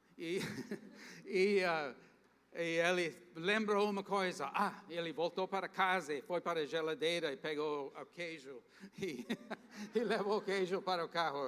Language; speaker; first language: Portuguese; non-native, fluent; English